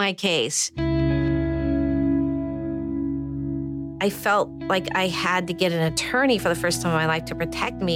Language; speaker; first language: English; native; English